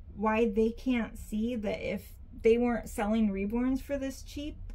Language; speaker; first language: English; native; English